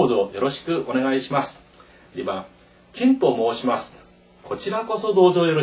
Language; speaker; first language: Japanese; non-native, fluent; Korean